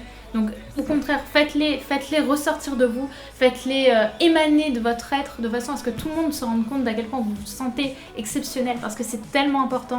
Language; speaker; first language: French; native; French